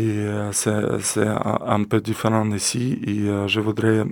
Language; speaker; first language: French; non-native, learner; Russian